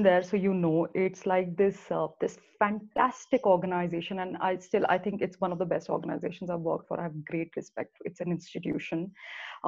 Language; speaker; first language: English; non-native, local second language; Hindi